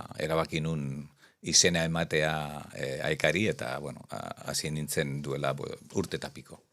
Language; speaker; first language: Basque; non-native, local second language; Spanish